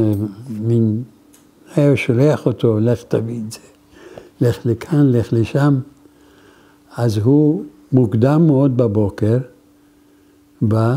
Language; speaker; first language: Hebrew; non-native, fluent; Arabic